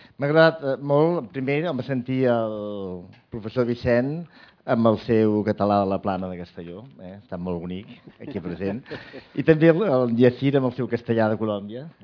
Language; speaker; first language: Catalan; native; Catalan